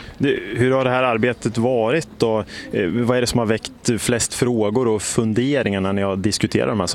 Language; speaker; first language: Swedish; native; Swedish